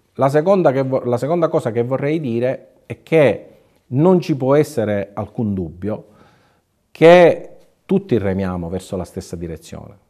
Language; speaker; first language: Italian; native; Italian